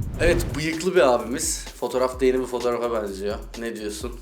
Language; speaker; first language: Turkish; native; Turkish